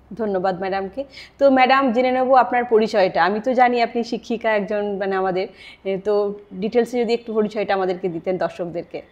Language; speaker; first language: Bangla; native; Bangla